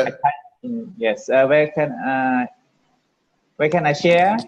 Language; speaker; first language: English; non-native, learner; Vietnamese